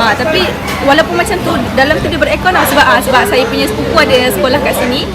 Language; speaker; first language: Malay; native; Malay